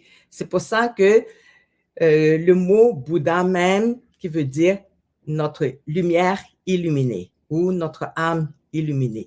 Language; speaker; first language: French; non-native, fluent; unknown